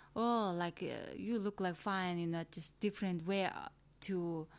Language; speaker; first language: English; non-native, learner; Mongolian